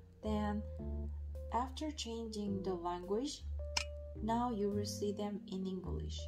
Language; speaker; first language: English; non-native, learner; Korean